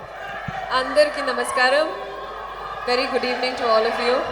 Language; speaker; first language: Telugu; non-native, learner; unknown